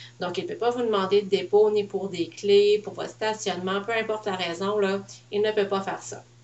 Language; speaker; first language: French; native; French